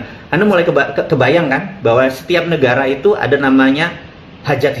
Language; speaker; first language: Indonesian; native; Indonesian